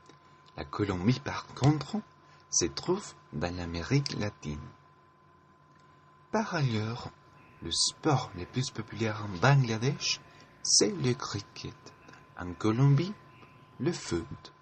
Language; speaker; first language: French; non-native, learner; Spanish